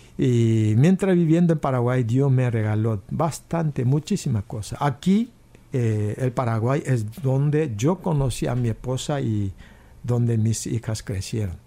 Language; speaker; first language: Spanish; non-native, fluent; Korean